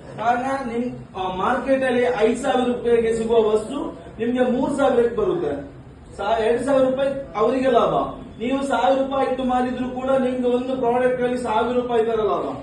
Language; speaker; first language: Kannada; non-native, local second language; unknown